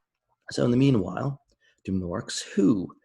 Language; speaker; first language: English; native; English